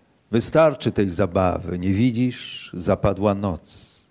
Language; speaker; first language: Polish; native; Polish